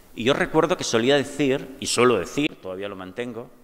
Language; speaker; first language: Spanish; native; Spanish